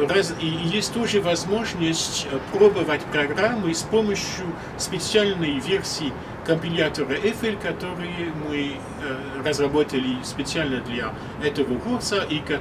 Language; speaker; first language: Russian; non-native, fluent; French